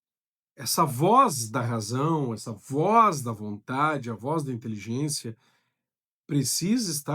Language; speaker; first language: Portuguese; native; Portuguese